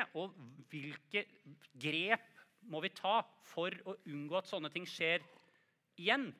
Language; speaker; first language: Norwegian; native; Norwegian